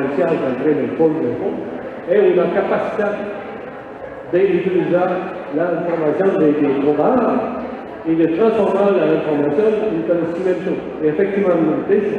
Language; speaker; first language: Spanish; non-native, learner; French